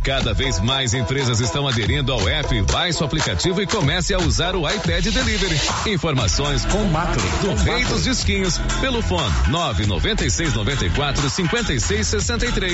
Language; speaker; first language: Portuguese; native; Portuguese